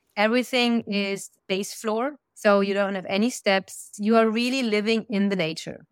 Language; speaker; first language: English; non-native, fluent; German